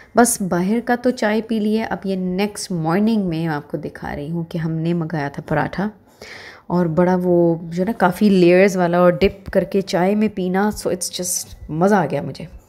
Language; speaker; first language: Urdu; native; Urdu